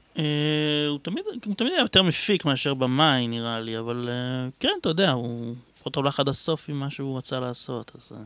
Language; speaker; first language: Hebrew; native; Hebrew